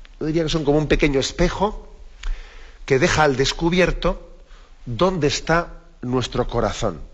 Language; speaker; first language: Spanish; native; Spanish